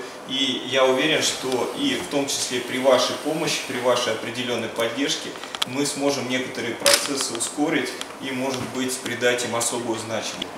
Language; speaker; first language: Russian; native; Russian